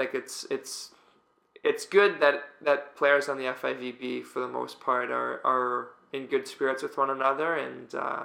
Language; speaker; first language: English; native; English